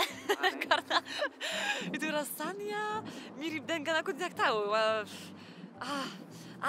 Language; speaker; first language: Indonesian; non-native, learner; Polish